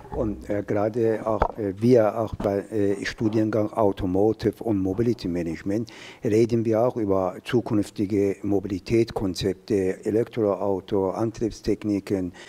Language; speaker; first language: German; non-native, fluent; Persian